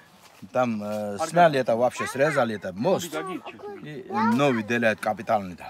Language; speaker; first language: Russian; non-native, learner; Georgian